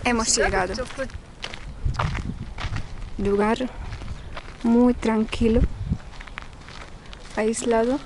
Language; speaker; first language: Spanish; non-native, fluent; Russian